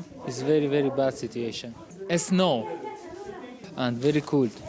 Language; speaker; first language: English; non-native, learner; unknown